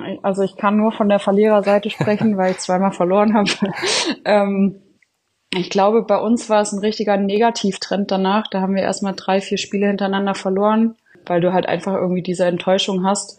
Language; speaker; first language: German; native; German